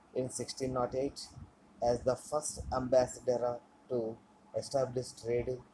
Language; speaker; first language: English; non-native, local second language; Telugu